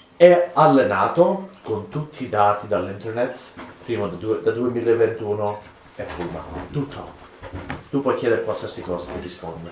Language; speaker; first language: Italian; non-native, fluent; English